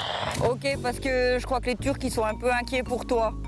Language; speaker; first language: French; native; French